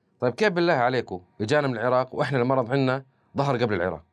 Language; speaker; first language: Arabic; native; Arabic